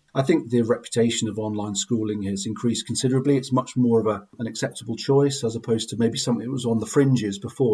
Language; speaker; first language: English; native; English